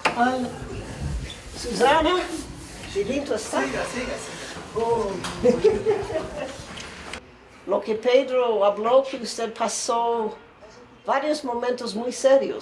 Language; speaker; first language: Spanish; non-native, fluent; English